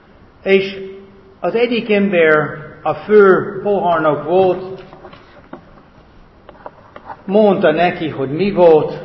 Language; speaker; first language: Hungarian; non-native, fluent; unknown